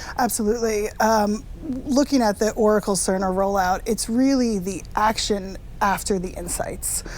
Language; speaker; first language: English; native; English